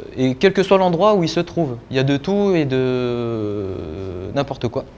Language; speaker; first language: French; native; French